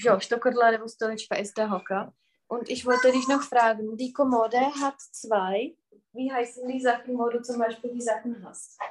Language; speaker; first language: German; non-native, fluent; Czech